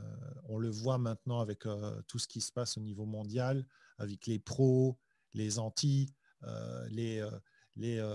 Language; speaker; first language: French; native; French